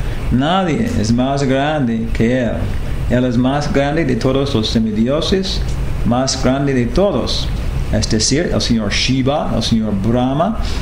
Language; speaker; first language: Spanish; non-native, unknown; English